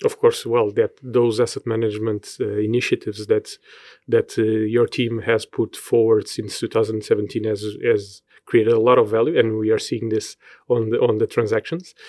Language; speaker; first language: English; non-native, fluent; Portuguese